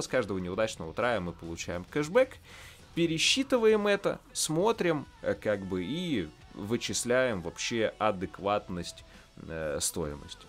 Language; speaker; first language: Russian; native; Russian